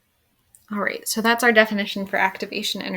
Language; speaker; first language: English; native; English